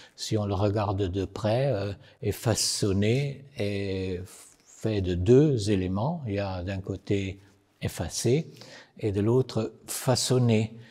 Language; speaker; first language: French; non-native, local second language; Italian